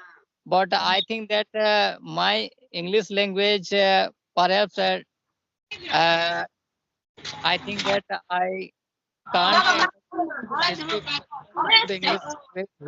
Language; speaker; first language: English; non-native, learner; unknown